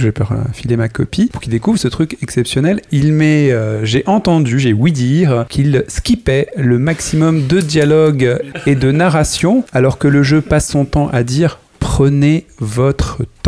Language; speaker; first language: French; native; French